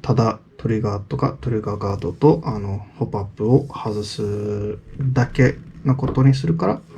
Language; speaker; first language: Japanese; non-native, learner; English